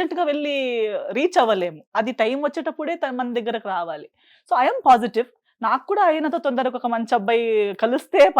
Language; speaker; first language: Telugu; non-native, fluent; Konkani